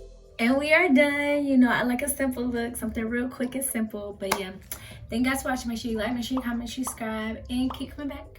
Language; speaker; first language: English; native; English